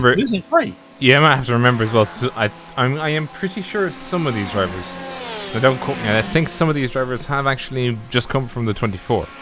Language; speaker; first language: English; native; English